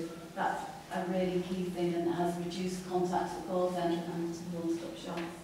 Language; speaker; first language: English; native; English